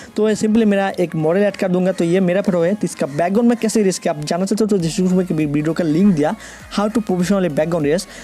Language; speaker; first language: Hindi; non-native, local second language; Bangla